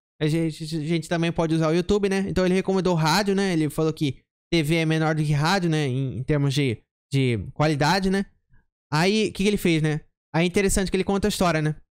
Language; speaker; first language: Portuguese; native; Portuguese